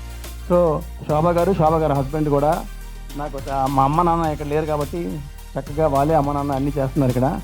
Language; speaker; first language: Telugu; native; Telugu